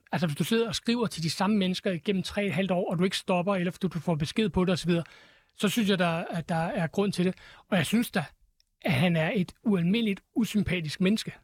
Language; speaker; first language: Danish; native; Danish